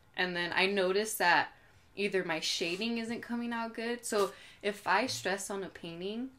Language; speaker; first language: English; native; English